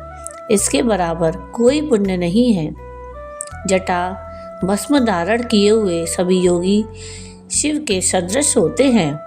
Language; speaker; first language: Hindi; native; Hindi